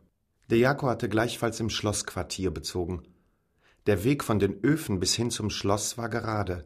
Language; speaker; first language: German; native; German